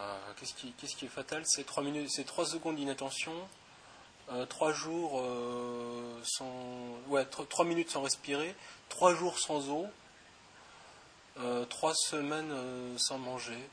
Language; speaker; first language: French; native; French